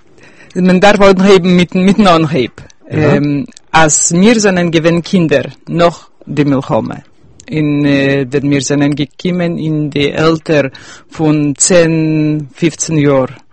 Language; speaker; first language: German; early bilingual, heritage; Yiddish